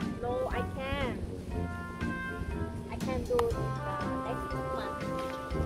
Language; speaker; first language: English; non-native, learner; Vietnamese